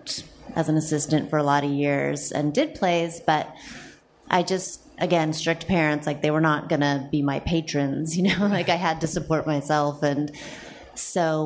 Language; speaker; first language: English; native; English